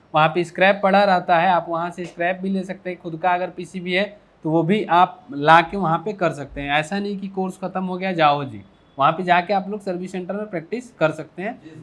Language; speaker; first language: Hindi; native; Hindi